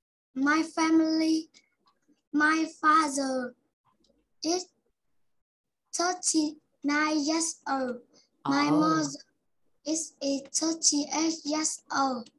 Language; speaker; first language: English; non-native, learner; Vietnamese